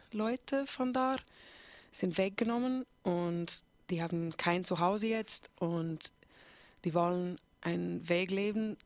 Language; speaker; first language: German; non-native, learner; English